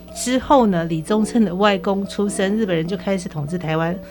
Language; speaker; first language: Chinese; native; Chinese